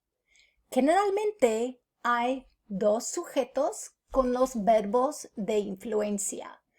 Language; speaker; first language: Spanish; non-native, fluent; English